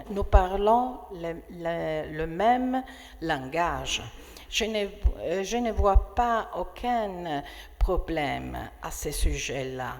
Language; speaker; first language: French; non-native, fluent; Italian